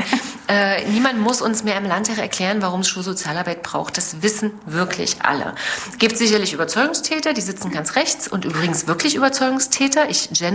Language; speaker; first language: German; native; German